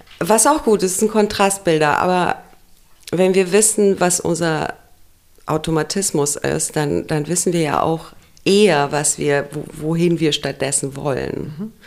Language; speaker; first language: German; early bilingual, other home language; Romanian